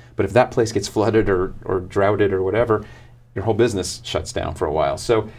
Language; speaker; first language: English; native; English